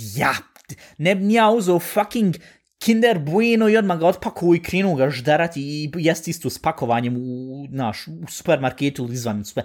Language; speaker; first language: Bosnian; early bilingual, heritage; Bosnian